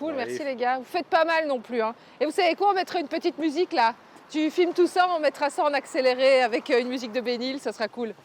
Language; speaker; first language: French; native; French